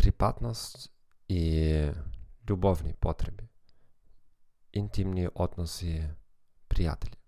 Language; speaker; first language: Macedonian; non-native, fluent; German